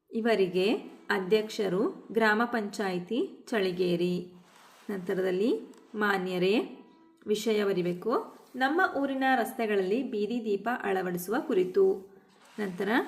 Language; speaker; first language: Kannada; native; Kannada